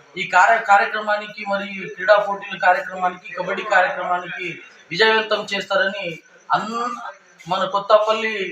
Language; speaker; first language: Telugu; non-native, local second language; Lambadi